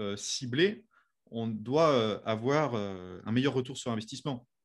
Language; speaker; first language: French; native; French